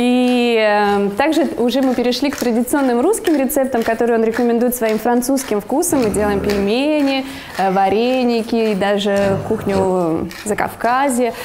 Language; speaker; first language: Russian; native; Russian